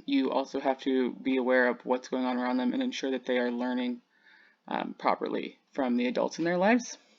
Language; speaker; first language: English; native; English